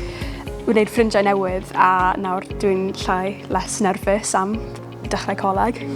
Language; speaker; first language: Welsh; non-native, local second language; English